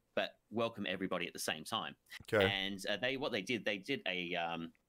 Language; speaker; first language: English; native; English